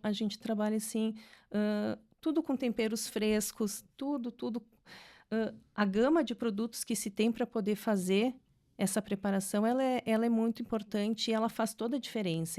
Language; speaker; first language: Portuguese; native; Portuguese